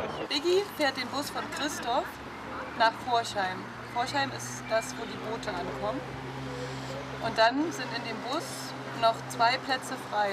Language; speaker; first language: German; native; German